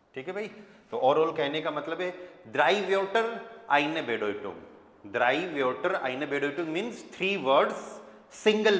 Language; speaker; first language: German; non-native, fluent; Hindi